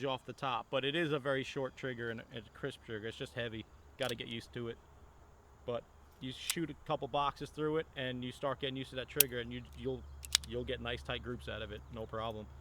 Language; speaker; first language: English; native; English